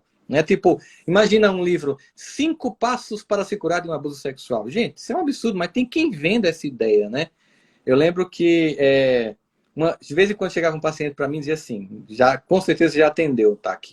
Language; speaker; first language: Portuguese; native; Portuguese